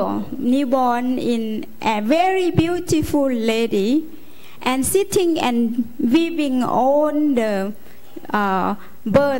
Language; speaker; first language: English; non-native, learner; Lao